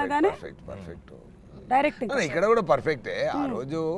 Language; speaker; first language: Telugu; non-native, learner; Tamil